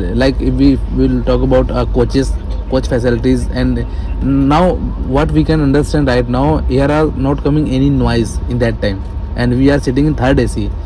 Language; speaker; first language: English; non-native, local second language; Hindi